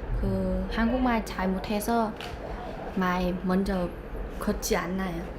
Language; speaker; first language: Korean; non-native, learner; Vietnamese